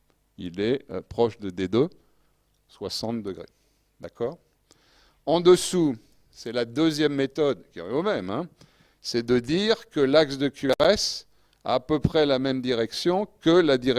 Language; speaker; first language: French; native; French